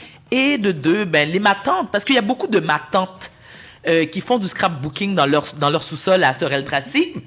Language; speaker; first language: French; native; French